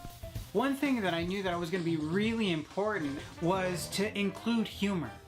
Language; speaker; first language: English; native; English